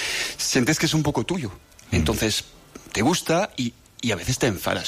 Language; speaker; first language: Spanish; non-native, fluent; French